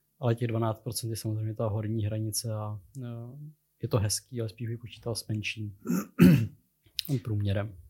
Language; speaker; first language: Czech; native; Czech